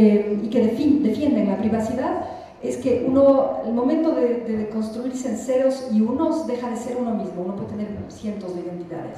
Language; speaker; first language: Spanish; native; Spanish